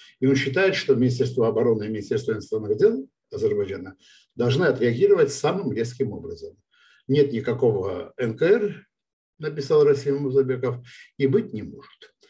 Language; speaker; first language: Russian; non-native, local second language; Georgian